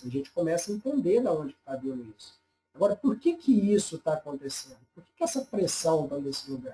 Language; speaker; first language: Portuguese; native; Portuguese